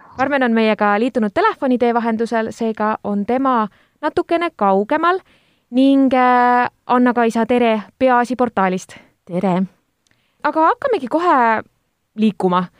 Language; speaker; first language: Estonian; native; Estonian